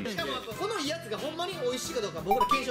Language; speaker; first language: Japanese; native; Japanese